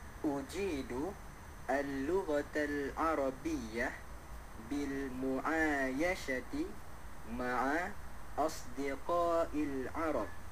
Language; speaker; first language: Arabic; non-native, learner; Malay